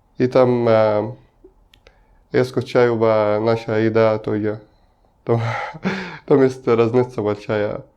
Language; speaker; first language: Russian; non-native, learner; Arabic